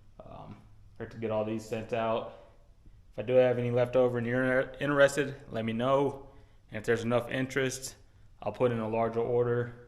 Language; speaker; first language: English; native; English